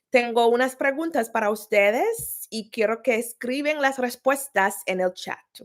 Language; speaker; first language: Spanish; non-native, fluent; English